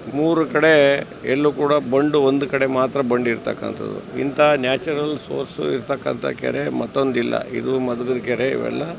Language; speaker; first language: Kannada; native; Kannada